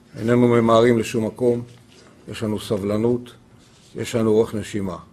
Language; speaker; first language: Hebrew; native; Hebrew